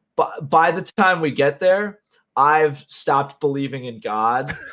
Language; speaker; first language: English; native; English